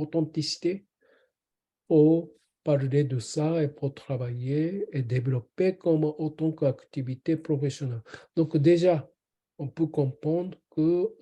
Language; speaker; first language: French; non-native, learner; Japanese